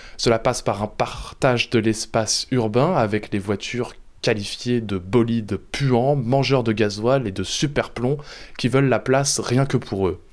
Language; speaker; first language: French; native; French